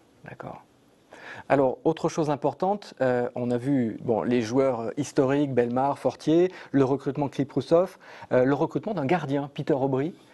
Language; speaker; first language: French; native; French